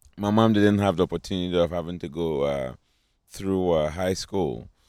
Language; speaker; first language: English; non-native, local second language; Akan